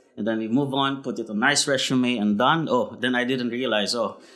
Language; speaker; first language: English; non-native, local second language; Filipino